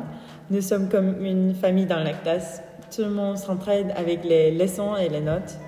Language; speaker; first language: French; non-native, fluent; Turkish